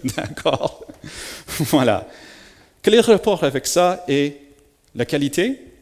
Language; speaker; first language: French; native; French